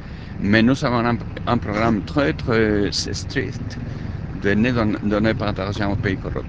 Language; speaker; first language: French; non-native, learner; Spanish